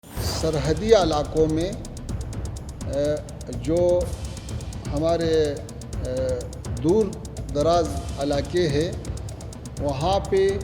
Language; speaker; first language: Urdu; non-native, fluent; Pashto